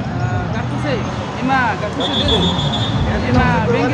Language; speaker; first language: Japanese; non-native, learner; Nepali